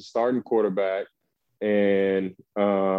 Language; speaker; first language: English; native; English